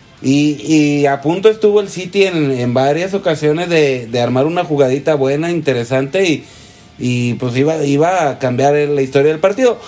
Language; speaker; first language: Spanish; native; Spanish